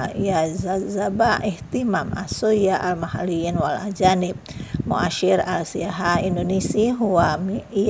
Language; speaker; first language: Arabic; non-native, fluent; Indonesian